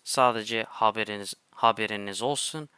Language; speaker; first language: Turkish; non-native, fluent; English